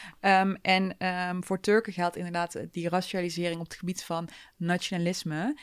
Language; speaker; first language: Dutch; early bilingual, other home language; Turkish